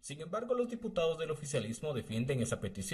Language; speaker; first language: Spanish; native; Spanish